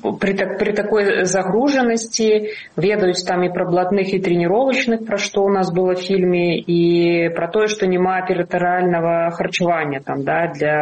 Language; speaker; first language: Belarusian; non-native, local second language; Russian